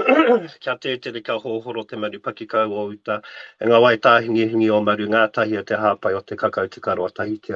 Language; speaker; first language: Māori; non-native, local second language; English